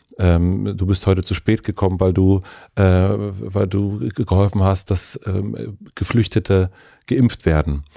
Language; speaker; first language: German; native; German